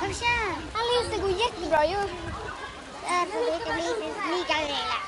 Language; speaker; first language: Swedish; early bilingual, other home language; Achinese